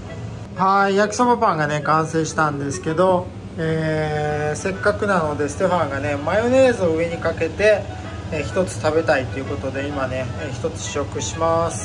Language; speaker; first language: Japanese; native; Japanese